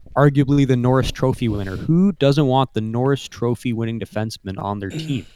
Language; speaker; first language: English; native; English